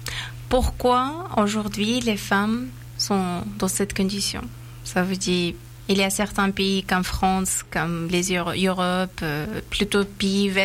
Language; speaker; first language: French; non-native, fluent; Persian